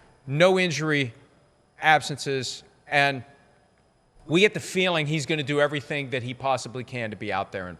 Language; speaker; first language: English; native; English